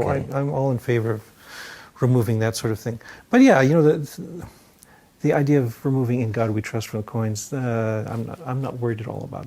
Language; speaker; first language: English; native; English